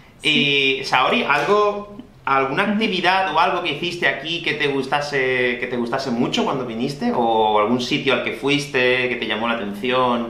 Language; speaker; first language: Spanish; native; Spanish